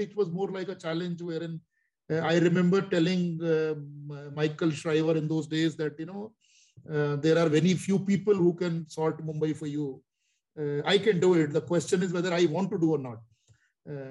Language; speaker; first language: English; non-native, local second language; Hindi